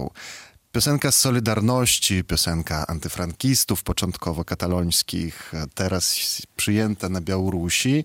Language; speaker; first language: Polish; non-native, fluent; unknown